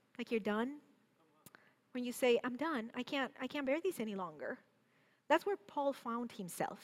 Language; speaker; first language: English; non-native, fluent; Spanish